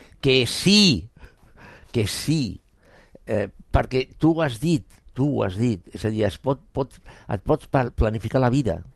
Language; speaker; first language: Catalan; non-native, local second language; Spanish